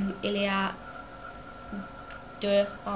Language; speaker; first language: French; non-native, learner; English